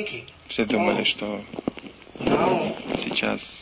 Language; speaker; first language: Russian; non-native, learner; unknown